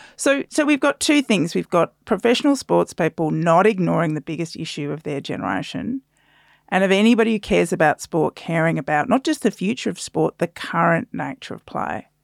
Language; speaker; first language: English; native; English